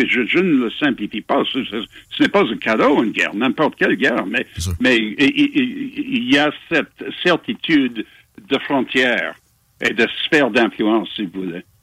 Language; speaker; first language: French; non-native, fluent; English